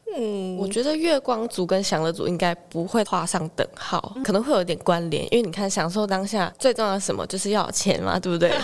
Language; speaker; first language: Chinese; native; Chinese